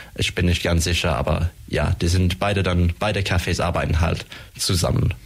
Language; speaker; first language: German; non-native, fluent; French